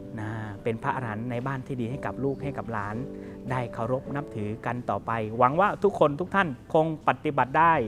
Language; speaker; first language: Thai; native; Thai